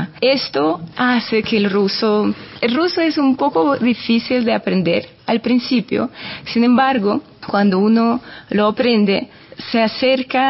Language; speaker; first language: Spanish; non-native, fluent; Russian